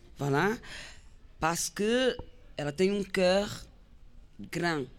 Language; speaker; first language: French; non-native, learner; Portuguese